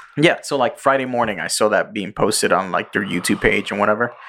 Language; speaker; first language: English; early bilingual, other home language; Spanish